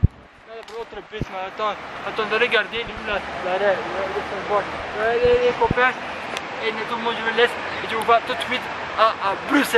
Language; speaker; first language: French; non-native, local second language; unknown